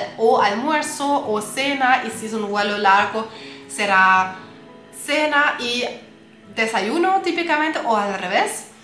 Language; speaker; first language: Spanish; non-native, fluent; German